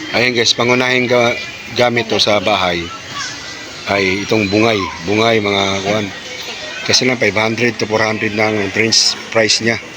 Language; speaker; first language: Filipino; non-native, local second language; Cebuano